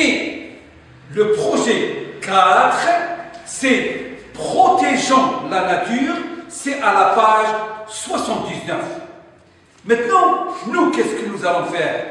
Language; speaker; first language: French; non-native, local second language; Arabic